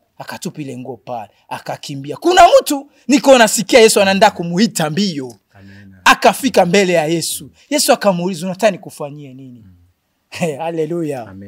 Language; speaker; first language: Swahili; non-native, local second language; Rundi